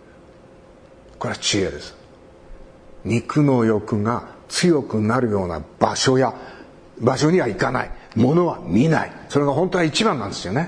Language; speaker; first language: Japanese; native; Japanese